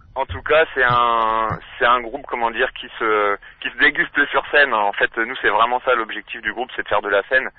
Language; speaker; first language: French; native; French